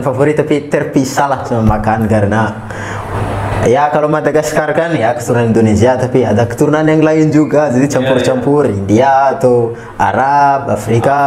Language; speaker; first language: Indonesian; non-native, learner; Malagasy